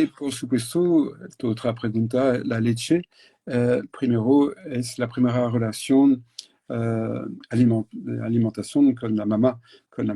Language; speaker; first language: Spanish; non-native, fluent; French